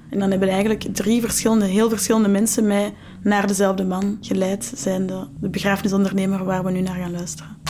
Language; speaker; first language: Dutch; native; Dutch